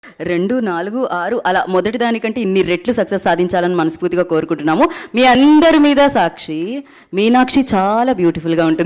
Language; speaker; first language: Telugu; native; Telugu